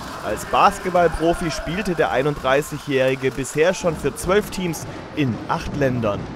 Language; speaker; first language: German; native; German